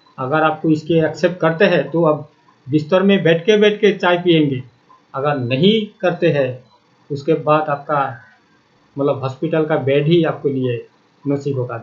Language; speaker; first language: Hindi; non-native, local second language; Bangla